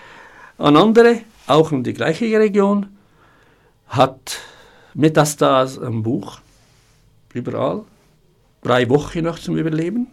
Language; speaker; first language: German; non-native, fluent; Arabic